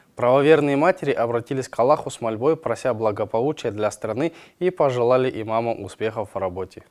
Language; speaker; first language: Russian; non-native, local second language; Kazakh